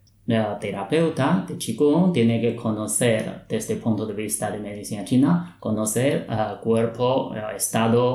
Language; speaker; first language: Spanish; non-native, fluent; Chinese